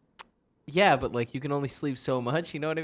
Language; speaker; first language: English; native; English